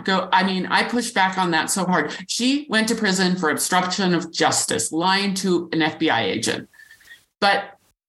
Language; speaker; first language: English; native; English